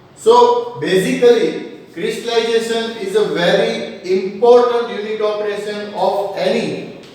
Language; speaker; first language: English; non-native, local second language; Gujarati